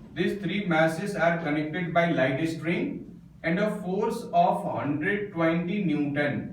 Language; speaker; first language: English; non-native, local second language; Nepali